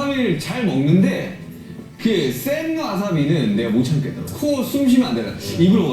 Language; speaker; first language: Korean; native; Korean